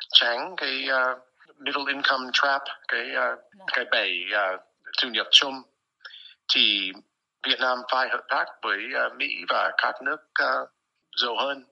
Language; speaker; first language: Vietnamese; non-native, fluent; English